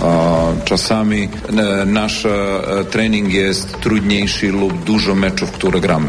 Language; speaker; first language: Polish; non-native, learner; Serbian